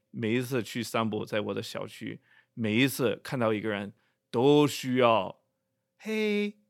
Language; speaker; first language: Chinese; non-native, fluent; English